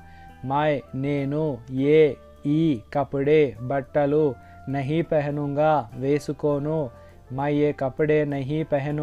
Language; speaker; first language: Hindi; non-native, local second language; Telugu